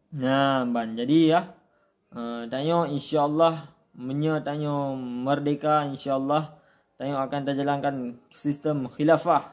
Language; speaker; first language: Malay; non-native, local second language; Achinese